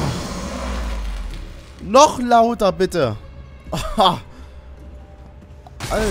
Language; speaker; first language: German; native; German